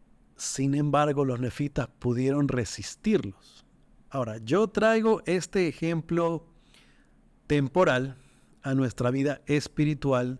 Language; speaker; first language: Spanish; native; Spanish